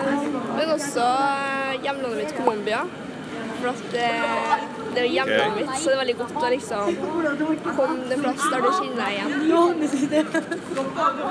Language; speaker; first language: Norwegian; non-native, fluent; Spanish